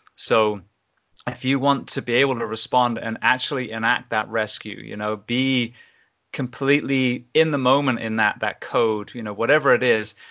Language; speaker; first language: English; native; English